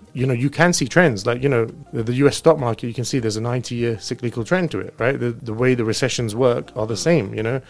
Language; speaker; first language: English; native; English